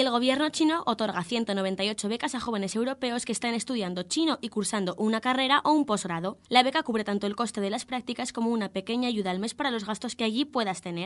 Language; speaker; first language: Spanish; native; Spanish